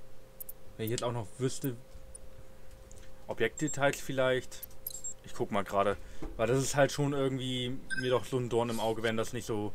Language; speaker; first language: German; native; German